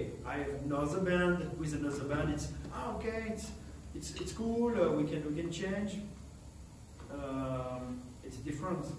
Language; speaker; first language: English; non-native, learner; French